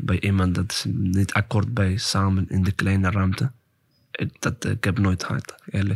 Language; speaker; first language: Dutch; non-native, learner; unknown